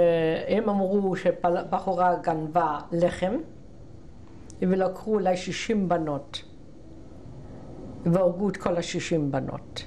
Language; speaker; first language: Hebrew; non-native, fluent; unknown